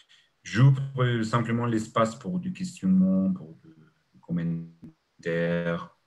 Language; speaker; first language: French; non-native, fluent; Spanish